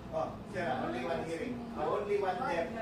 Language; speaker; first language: English; non-native, local second language; Cebuano